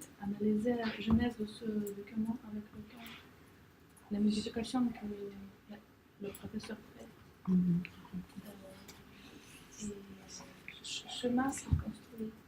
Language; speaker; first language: French; non-native, fluent; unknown